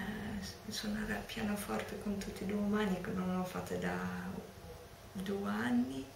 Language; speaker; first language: Italian; non-native, fluent; Dutch